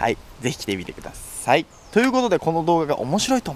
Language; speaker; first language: Japanese; native; Japanese